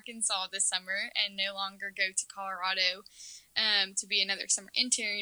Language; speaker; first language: English; native; English